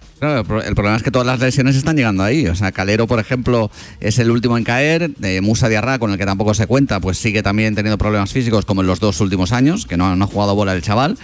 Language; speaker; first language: Spanish; native; Spanish